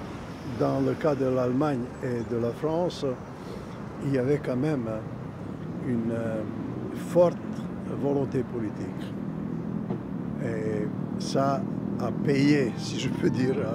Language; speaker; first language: French; non-native, fluent; Serbian